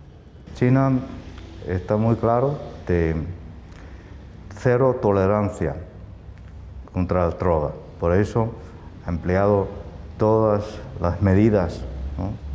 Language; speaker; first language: Spanish; non-native, fluent; Chinese